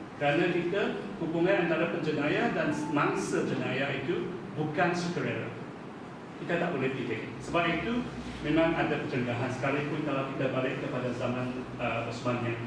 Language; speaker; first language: Malay; non-native, local second language; Chinese